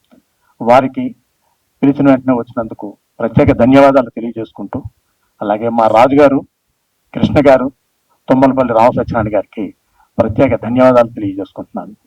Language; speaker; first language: Telugu; native; Telugu